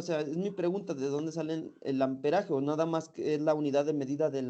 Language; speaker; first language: Spanish; native; Spanish